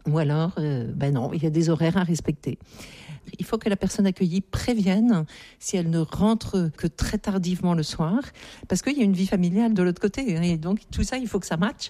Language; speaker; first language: French; native; French